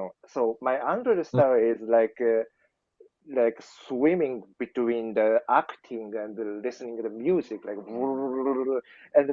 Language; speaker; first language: English; non-native, learner; Japanese